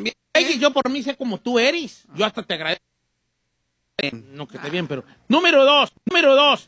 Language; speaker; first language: Spanish; native; Spanish